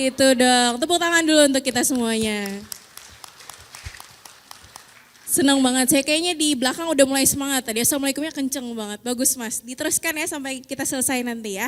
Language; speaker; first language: Indonesian; native; Indonesian